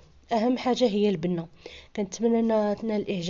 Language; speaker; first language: Arabic; native; Arabic